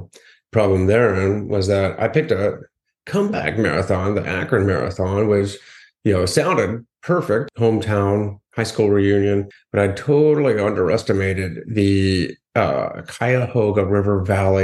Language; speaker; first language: English; native; English